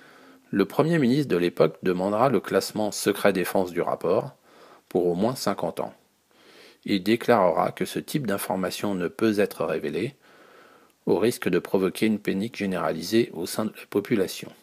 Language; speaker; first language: French; native; French